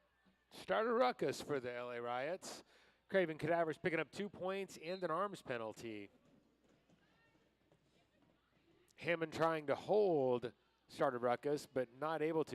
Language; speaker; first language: English; native; English